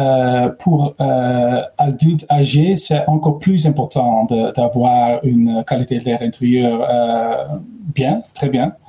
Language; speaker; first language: French; non-native, learner; Dutch